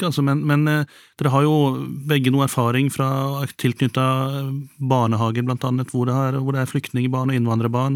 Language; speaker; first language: Norwegian; native; Norwegian